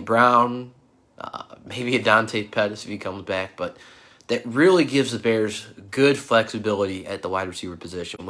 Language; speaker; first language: English; native; English